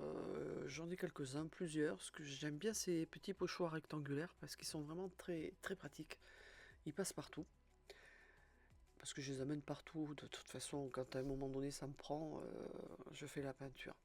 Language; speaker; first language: French; native; French